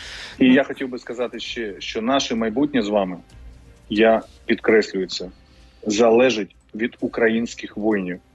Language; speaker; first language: Ukrainian; native; Ukrainian